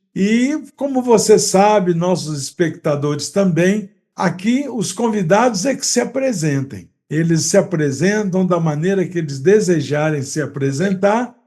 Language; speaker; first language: Portuguese; native; Portuguese